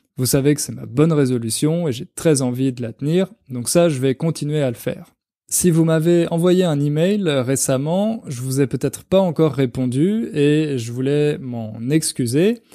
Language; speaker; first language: French; native; French